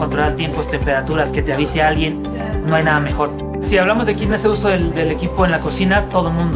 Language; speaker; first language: Spanish; native; Spanish